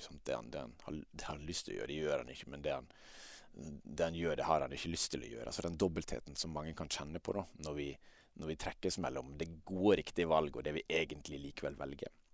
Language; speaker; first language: Norwegian; native; Norwegian